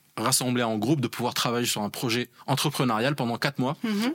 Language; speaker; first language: French; non-native, local second language; Arabic